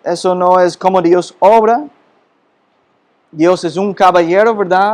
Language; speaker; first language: Spanish; non-native, fluent; English